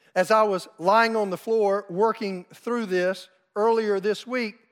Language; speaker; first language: English; native; English